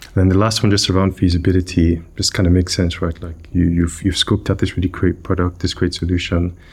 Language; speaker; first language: English; non-native, local second language; Yoruba